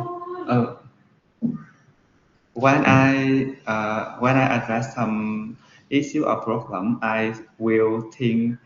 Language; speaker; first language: English; non-native, learner; Vietnamese